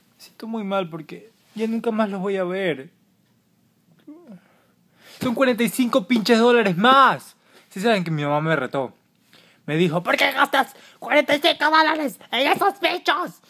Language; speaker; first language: Spanish; native; Spanish